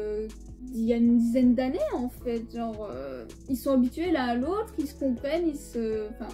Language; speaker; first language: French; native; French